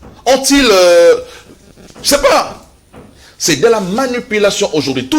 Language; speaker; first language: French; non-native, local second language; Lingala